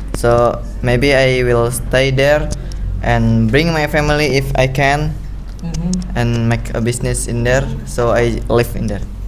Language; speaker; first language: English; non-native, learner; Indonesian